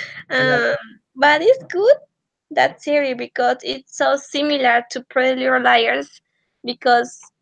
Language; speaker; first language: English; non-native, learner; Spanish